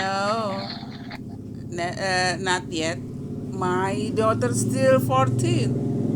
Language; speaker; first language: English; non-native, learner; Indonesian